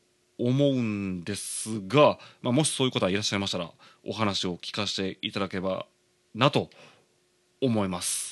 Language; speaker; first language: Japanese; native; Japanese